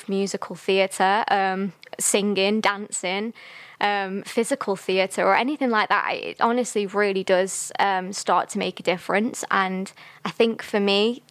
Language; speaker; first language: English; native; English